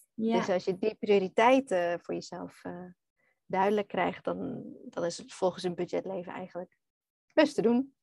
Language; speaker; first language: Dutch; non-native, fluent; English